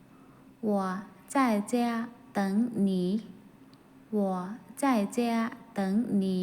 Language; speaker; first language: Chinese; non-native, fluent; Khmer